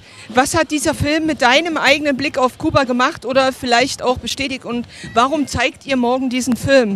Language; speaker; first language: German; native; German